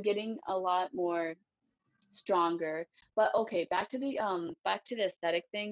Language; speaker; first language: English; native; English